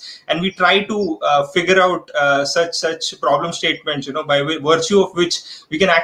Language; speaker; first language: English; non-native, local second language; Marathi